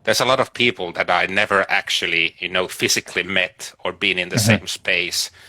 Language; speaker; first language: English; non-native, fluent; Finnish